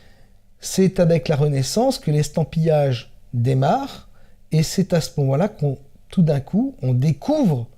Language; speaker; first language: French; native; French